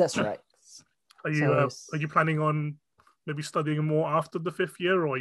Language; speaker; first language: English; non-native, local second language; Cantonese